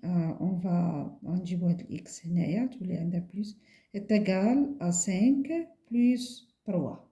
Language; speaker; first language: French; non-native, local second language; Arabic